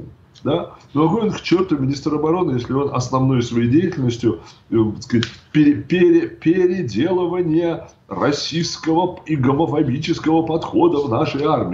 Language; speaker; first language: Russian; native; Russian